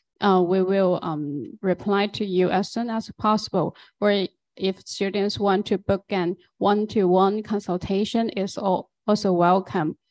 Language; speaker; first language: English; non-native, fluent; Chinese